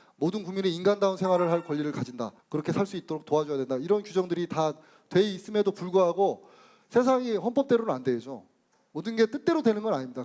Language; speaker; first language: Korean; native; Korean